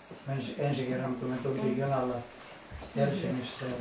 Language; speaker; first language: Finnish; early bilingual, heritage; English